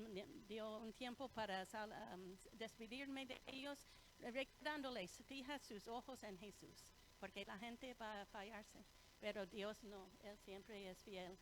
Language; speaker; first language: Spanish; non-native, fluent; English